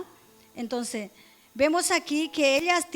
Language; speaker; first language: Spanish; native; Spanish